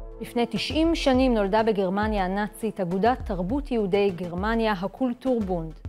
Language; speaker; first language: Hebrew; native; Hebrew